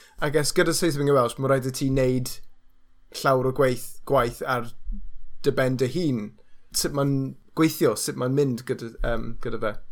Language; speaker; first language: Welsh; non-native, local second language; English